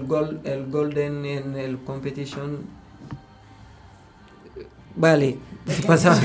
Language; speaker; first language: Spanish; non-native, learner; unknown